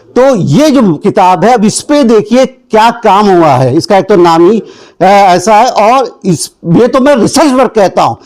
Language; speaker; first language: Urdu; native; Urdu